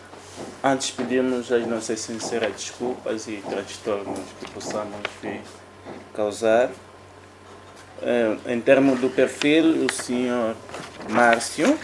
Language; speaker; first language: Portuguese; native; Portuguese